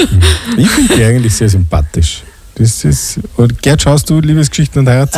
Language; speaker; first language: German; native; German